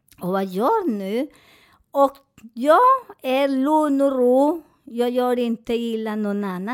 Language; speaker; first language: Swedish; non-native, fluent; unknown